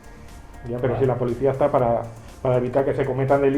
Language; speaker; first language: Spanish; native; Spanish